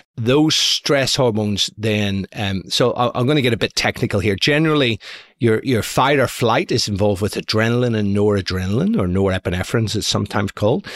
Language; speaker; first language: English; native; English